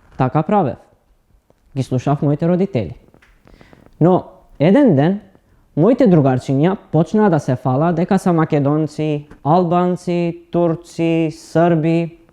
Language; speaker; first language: Macedonian; non-native, local second language; Romany